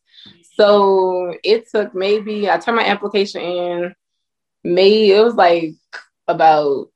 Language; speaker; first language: English; native; English